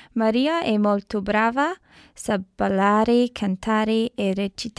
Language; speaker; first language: Italian; non-native, learner; English